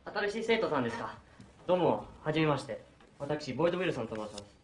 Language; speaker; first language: Japanese; non-native, fluent; English